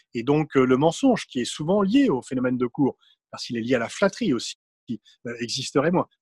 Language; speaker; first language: French; native; French